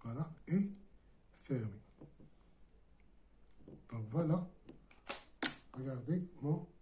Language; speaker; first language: French; non-native, local second language; Arabic